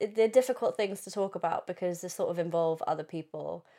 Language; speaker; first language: English; early bilingual, other home language; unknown